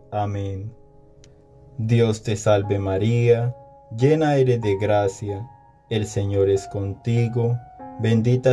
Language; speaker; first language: Spanish; native; Spanish